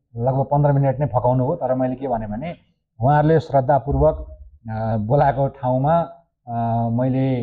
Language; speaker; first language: Nepali; native; Nepali